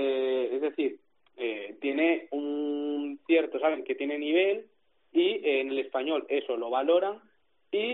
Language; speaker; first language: Spanish; native; Spanish